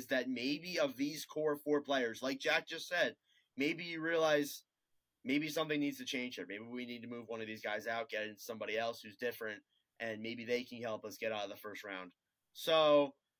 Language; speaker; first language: English; native; English